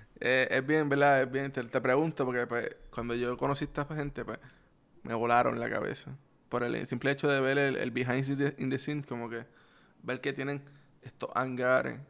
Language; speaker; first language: Spanish; native; Spanish